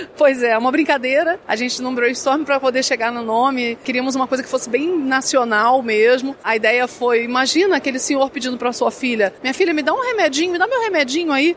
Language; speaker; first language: Portuguese; native; Portuguese